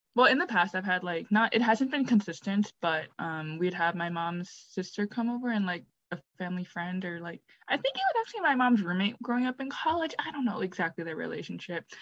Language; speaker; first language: English; native; English